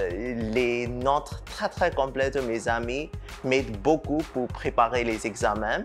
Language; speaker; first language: French; non-native, fluent; Burmese